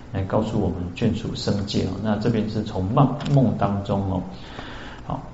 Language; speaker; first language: Chinese; native; Chinese